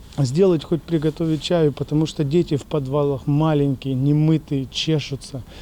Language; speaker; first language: Russian; native; Russian